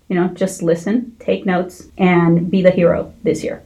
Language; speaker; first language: English; early bilingual, other home language; Spanish